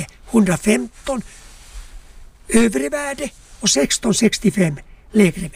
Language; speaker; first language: Swedish; non-native, local second language; Finnish